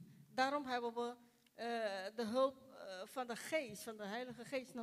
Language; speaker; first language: Dutch; non-native, local second language; Papiamento